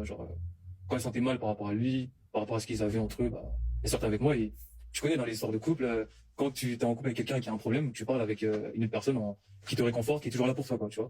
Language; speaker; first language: French; native; French